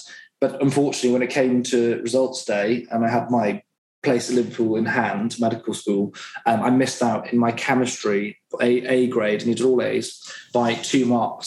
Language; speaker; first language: English; native; English